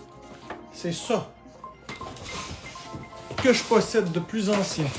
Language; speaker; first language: French; native; French